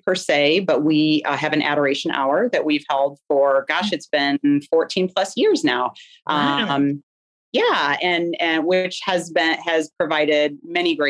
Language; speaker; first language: English; native; English